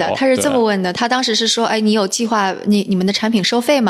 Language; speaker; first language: Chinese; native; Chinese